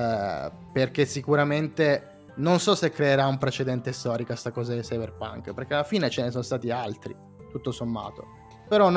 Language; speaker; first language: Italian; native; Italian